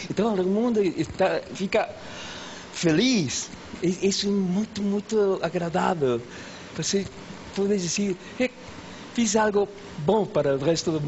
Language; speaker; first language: Portuguese; non-native, fluent; Spanish